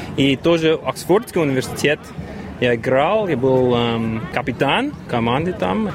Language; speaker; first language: Russian; early bilingual, heritage; English